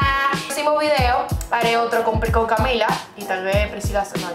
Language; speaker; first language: Spanish; native; Spanish